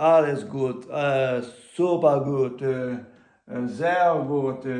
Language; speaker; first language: German; non-native, learner; Ukrainian